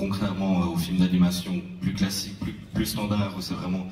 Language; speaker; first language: French; native; French